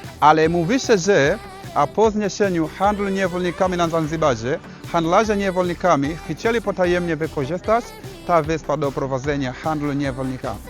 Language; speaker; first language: Polish; non-native, fluent; Swahili